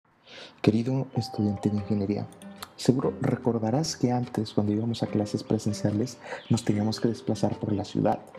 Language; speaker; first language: Spanish; native; Spanish